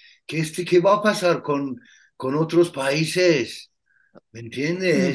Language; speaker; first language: Spanish; non-native, learner; Persian